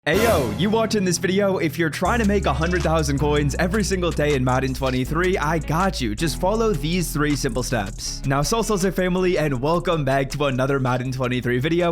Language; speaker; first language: English; native; English